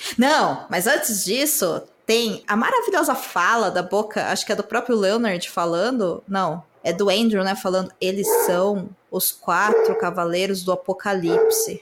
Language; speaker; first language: Portuguese; native; Portuguese